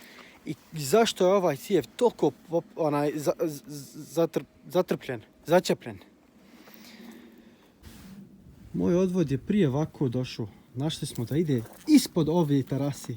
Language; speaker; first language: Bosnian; early bilingual, heritage; Croatian